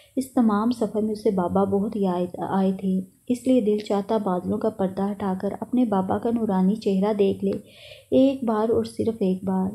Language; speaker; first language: Urdu; native; Urdu